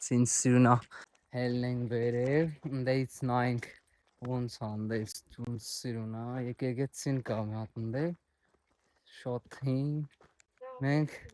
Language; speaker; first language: Armenian; non-native, learner; Hindi